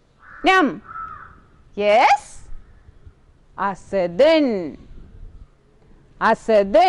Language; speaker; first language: Arabic; non-native, fluent; Malayalam